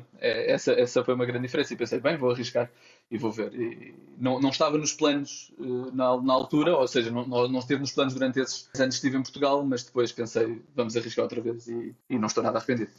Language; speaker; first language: Portuguese; native; Portuguese